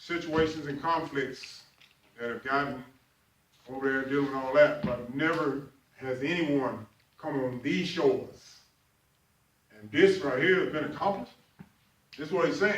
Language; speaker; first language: English; native; English